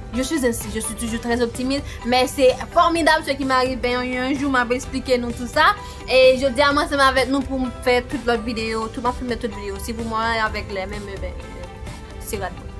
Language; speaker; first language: French; native; French